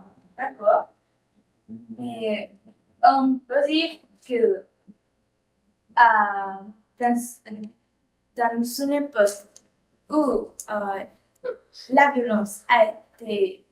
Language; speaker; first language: French; non-native, learner; Spanish